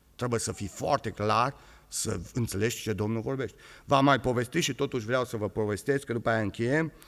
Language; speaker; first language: Romanian; native; Romanian